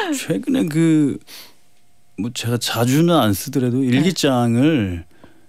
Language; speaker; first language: Korean; native; Korean